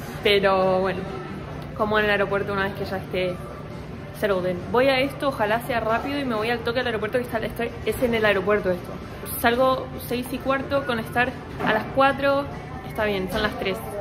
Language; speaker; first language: Spanish; native; Spanish